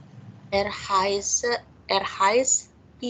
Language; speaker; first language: German; non-native, learner; Indonesian